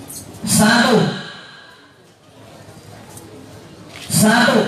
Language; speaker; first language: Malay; non-native, local second language; Javanese